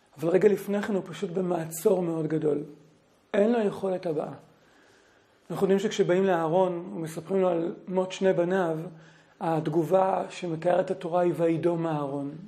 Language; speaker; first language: Hebrew; native; Hebrew